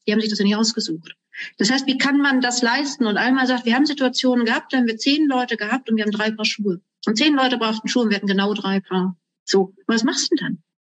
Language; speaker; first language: German; native; German